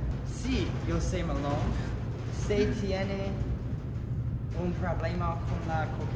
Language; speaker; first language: Spanish; non-native, learner; English